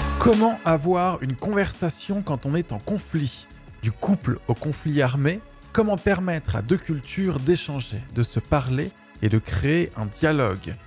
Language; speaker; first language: French; native; French